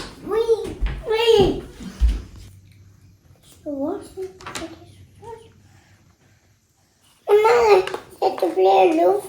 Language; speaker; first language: French; early bilingual, heritage; French